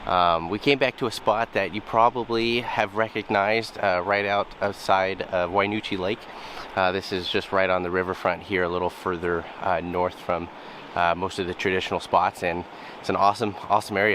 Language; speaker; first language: English; native; English